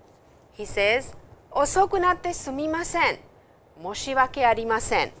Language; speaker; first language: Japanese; non-native, fluent; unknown